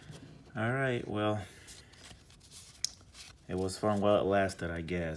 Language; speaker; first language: English; native; English